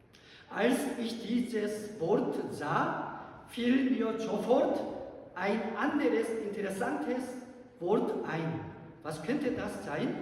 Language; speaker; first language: German; non-native, learner; Korean